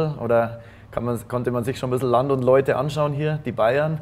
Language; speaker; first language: German; native; German